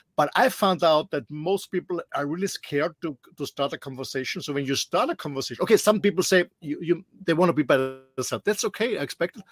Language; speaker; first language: English; non-native, fluent; German